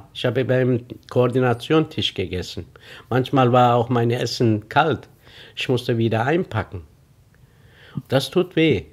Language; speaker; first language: German; non-native, fluent; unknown